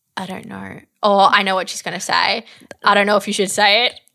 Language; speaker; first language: English; native; English